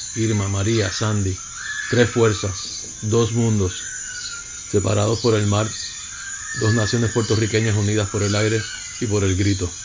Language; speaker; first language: Spanish; native; Spanish